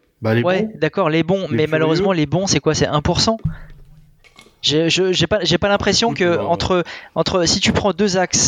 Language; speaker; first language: French; native; French